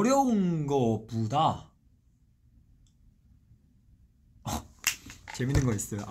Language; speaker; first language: Korean; non-native, fluent; Chinese